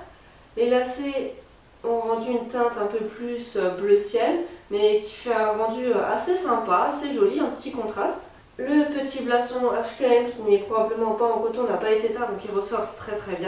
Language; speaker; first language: French; native; French